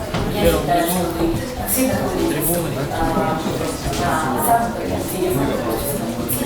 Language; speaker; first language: Russian; native; Russian